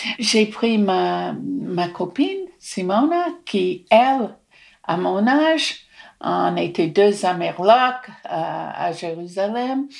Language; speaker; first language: French; non-native, fluent; English